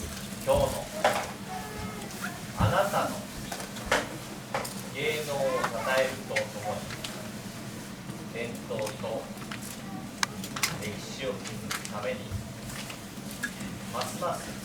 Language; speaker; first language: Japanese; native; Japanese